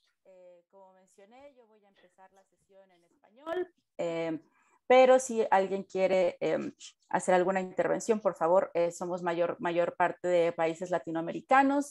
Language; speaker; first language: Spanish; native; Spanish